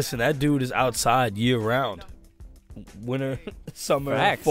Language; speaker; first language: English; native; English